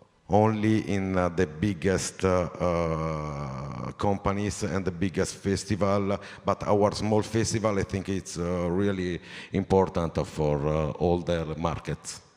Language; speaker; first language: English; non-native, learner; Italian